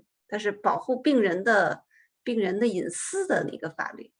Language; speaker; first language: Chinese; native; Chinese